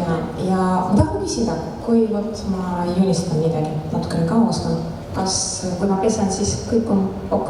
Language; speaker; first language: Estonian; non-native, local second language; Russian